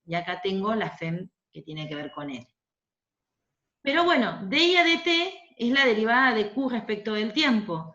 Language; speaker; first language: Spanish; native; Spanish